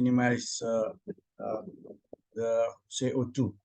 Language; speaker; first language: English; non-native, learner; Indonesian